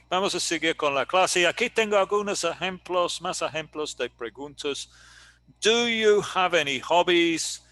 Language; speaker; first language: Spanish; non-native, fluent; English